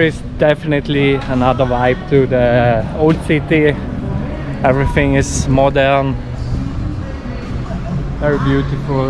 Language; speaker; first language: English; non-native, fluent; German